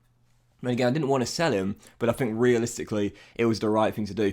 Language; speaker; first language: English; native; English